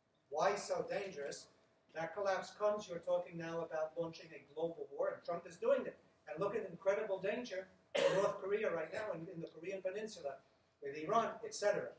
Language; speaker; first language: English; native; English